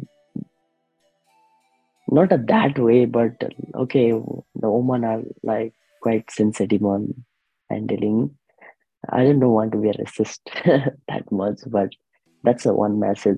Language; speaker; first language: English; non-native, learner; Nepali